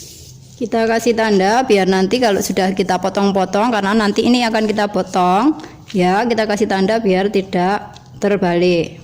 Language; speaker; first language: Indonesian; native; Indonesian